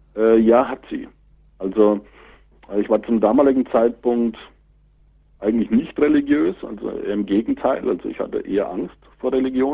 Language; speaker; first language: German; native; German